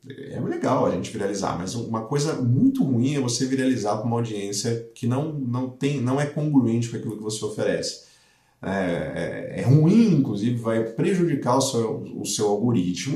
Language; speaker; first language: Portuguese; native; Portuguese